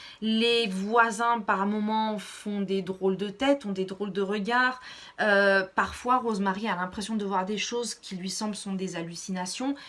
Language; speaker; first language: French; native; French